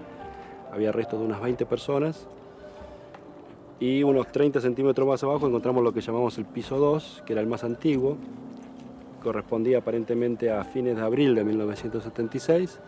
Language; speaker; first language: Spanish; native; Spanish